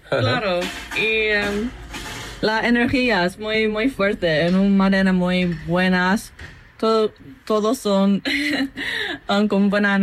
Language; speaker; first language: Spanish; non-native, fluent; English